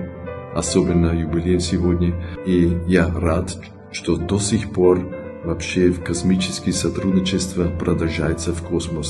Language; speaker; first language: Russian; non-native, learner; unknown